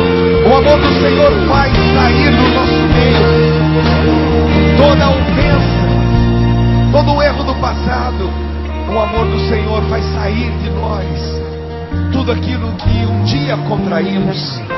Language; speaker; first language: Portuguese; native; Portuguese